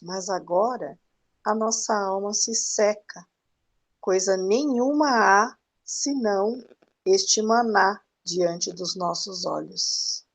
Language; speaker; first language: Portuguese; native; Portuguese